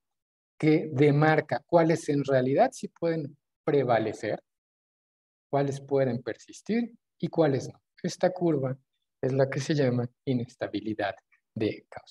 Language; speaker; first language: Spanish; native; Spanish